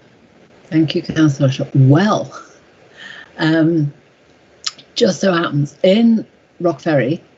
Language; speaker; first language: English; native; English